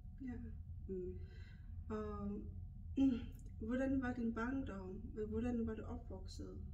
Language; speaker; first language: Danish; non-native, local second language; Kalaallisut